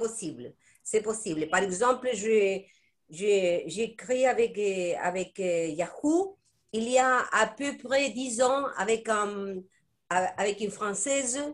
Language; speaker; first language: French; non-native, fluent; Spanish